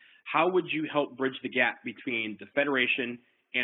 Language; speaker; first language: English; native; English